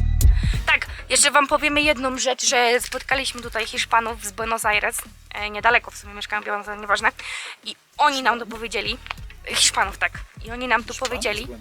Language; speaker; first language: Polish; native; Polish